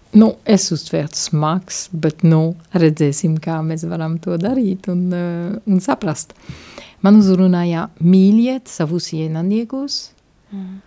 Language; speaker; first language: Latvian; non-native, fluent; Italian